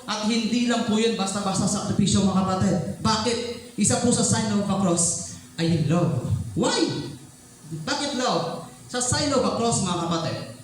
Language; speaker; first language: Filipino; non-native, local second language; Cebuano